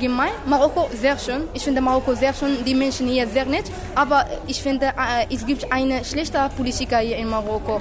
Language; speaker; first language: German; non-native, learner; Arabic